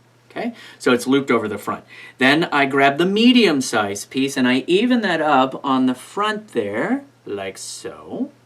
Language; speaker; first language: English; native; English